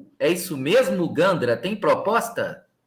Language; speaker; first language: Portuguese; native; Portuguese